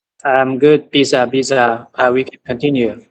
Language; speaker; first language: English; non-native, fluent; Chinese